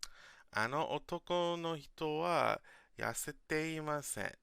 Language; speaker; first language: Japanese; non-native, learner; English